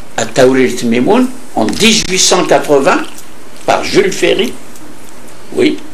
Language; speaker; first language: French; non-native, local second language; Kabyle